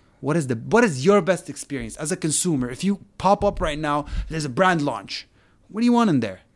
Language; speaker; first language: English; non-native, fluent; Arabic